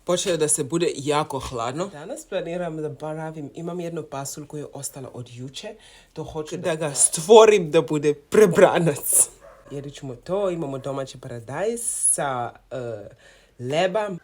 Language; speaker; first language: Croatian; non-native, learner; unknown